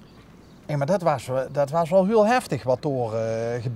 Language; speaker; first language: Dutch; native; Dutch